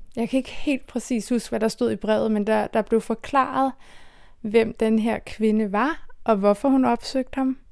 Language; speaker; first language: Danish; early bilingual, other home language; Turkish